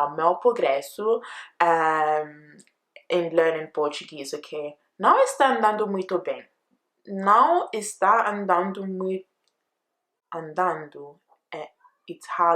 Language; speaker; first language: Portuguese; non-native, learner; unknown